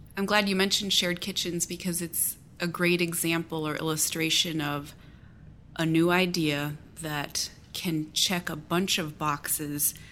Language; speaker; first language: English; native; English